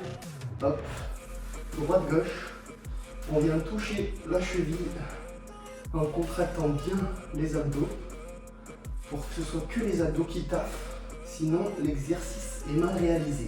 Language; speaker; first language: French; native; French